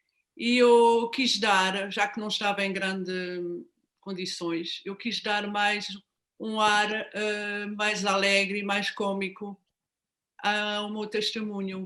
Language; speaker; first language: Portuguese; non-native, fluent; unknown